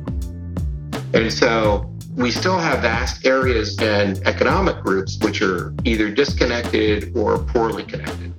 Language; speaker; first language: English; early bilingual, other home language; Serbian